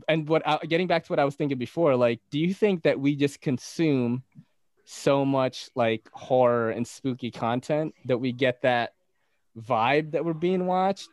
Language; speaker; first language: English; early bilingual, other home language; Bikol